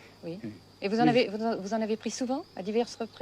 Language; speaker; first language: French; native; French